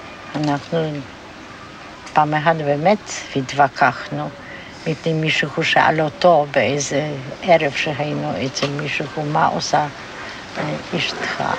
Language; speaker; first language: Hebrew; non-native, fluent; Polish